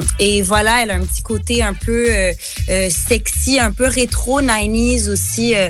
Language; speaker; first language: French; native; French